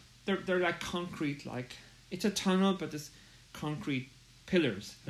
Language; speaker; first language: English; native; English